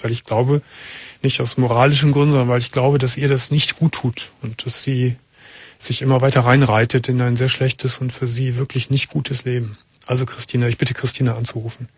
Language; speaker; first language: German; native; German